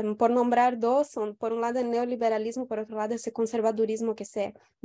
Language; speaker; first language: Spanish; non-native, fluent; Portuguese